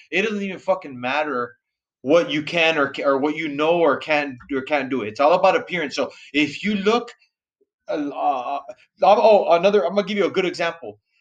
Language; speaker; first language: English; early bilingual, other home language; Spanish